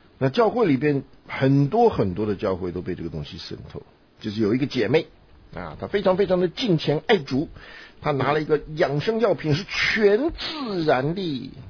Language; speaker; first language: Chinese; native; Chinese